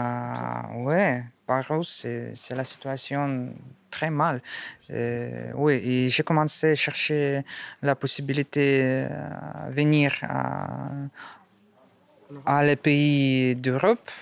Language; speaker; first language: French; non-native, learner; Russian